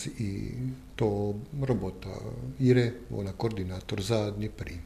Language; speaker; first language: Ukrainian; non-native, learner; Croatian